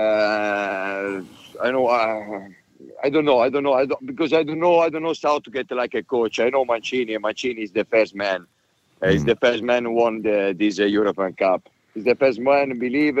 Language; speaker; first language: English; non-native, learner; Italian